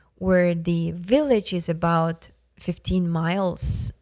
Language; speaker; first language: English; non-native, fluent; Yakut